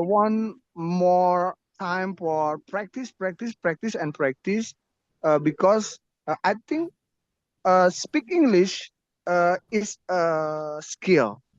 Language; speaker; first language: English; non-native, learner; Indonesian